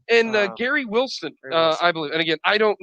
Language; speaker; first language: English; native; English